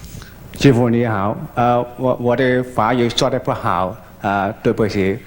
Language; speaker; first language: Chinese; early bilingual, heritage; Chinese